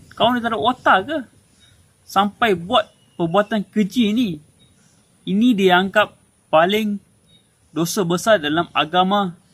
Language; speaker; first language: Malay; non-native, local second language; Tamil